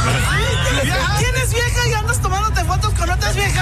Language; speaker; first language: Spanish; early bilingual, heritage; Spanish